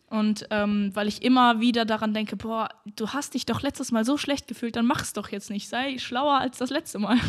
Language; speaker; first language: German; early bilingual, other home language; Romanian